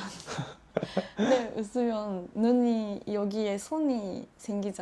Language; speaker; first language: Korean; non-native, fluent; Japanese